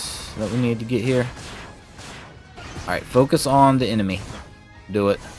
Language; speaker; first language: English; native; English